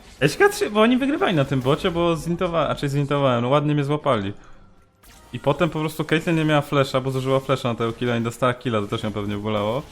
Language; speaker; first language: Polish; native; Polish